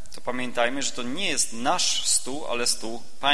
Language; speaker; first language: Polish; native; Polish